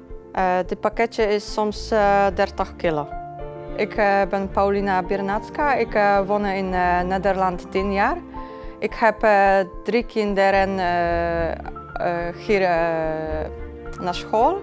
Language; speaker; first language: Dutch; non-native, learner; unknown